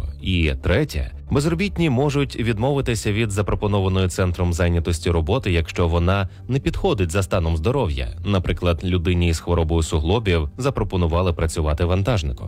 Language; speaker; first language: Ukrainian; native; Ukrainian